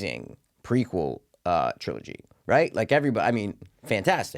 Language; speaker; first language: English; native; English